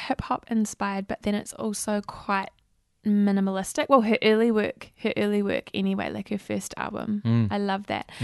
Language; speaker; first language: English; native; English